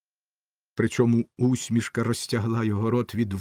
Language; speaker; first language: Ukrainian; native; Ukrainian